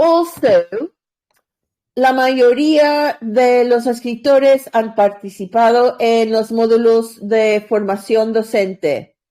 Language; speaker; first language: Spanish; non-native, learner; English